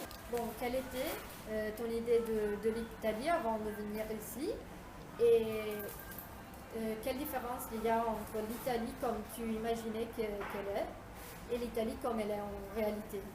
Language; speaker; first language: French; non-native, fluent; Italian